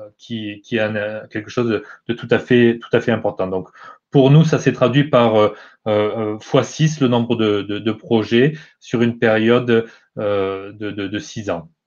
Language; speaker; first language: French; native; French